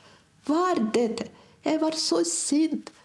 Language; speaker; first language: Norwegian; non-native, learner; Russian